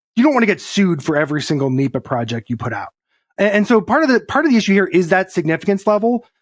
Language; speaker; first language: English; native; English